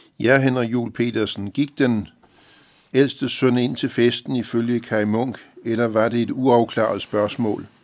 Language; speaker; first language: Danish; native; Danish